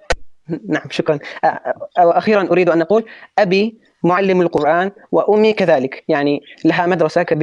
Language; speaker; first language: Arabic; non-native, fluent; Turkish